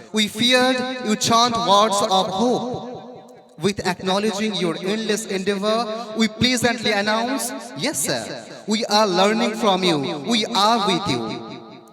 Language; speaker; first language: English; non-native, local second language; Bangla